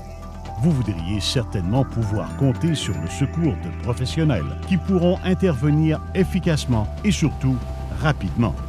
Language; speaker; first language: French; native; French